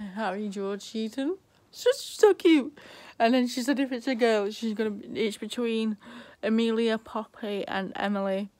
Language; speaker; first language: English; native; English